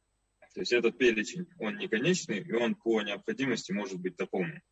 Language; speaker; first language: Russian; native; Russian